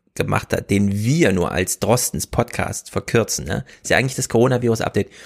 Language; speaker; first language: German; native; German